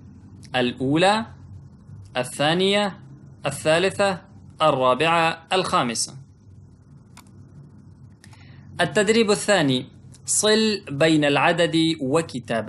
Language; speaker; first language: Arabic; non-native, fluent; Pashto